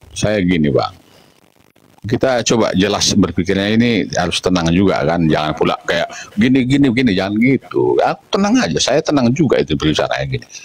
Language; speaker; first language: Indonesian; native; Indonesian